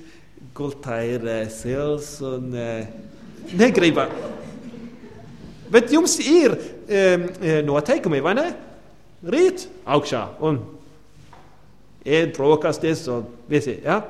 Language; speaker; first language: Latvian; non-native, learner; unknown